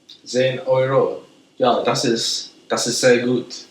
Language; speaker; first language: German; non-native, learner; English